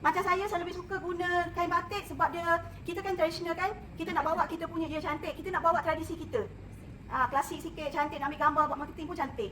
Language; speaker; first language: Malay; native; Malay